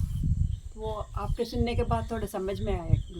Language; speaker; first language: Hindi; non-native, local second language; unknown